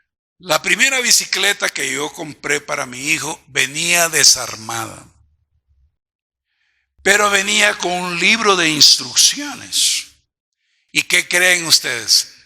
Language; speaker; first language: Spanish; native; Spanish